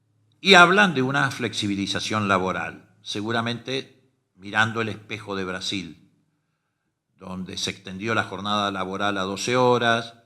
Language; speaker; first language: Spanish; native; Spanish